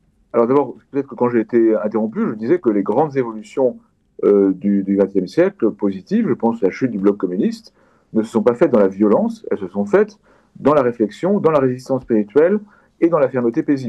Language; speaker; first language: French; native; French